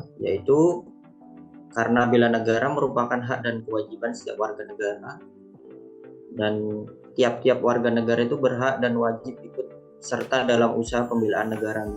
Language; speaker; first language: Indonesian; native; Indonesian